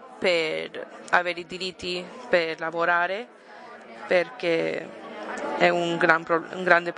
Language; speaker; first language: Italian; non-native, learner; English